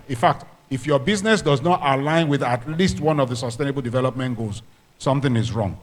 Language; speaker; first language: English; non-native, local second language; Yoruba